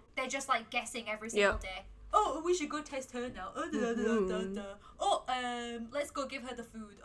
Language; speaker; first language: English; native; English